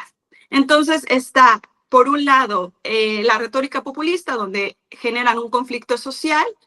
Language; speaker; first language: Spanish; native; Spanish